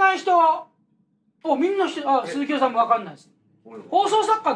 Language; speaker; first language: Japanese; native; Japanese